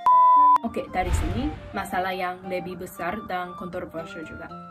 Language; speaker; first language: Indonesian; non-native, fluent; Japanese